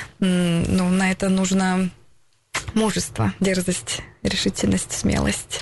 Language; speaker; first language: Russian; native; Russian